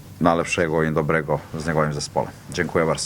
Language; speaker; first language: Polish; non-native, fluent; Slovenian